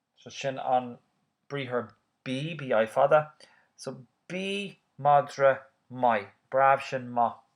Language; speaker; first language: Irish; non-native, local second language; English